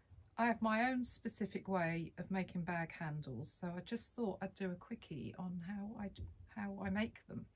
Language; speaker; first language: English; native; English